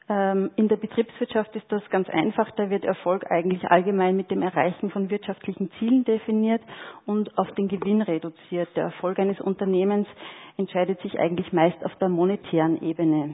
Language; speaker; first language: German; native; German